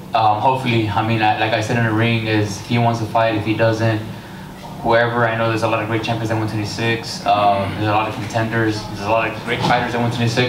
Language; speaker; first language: English; early bilingual, other home language; Spanish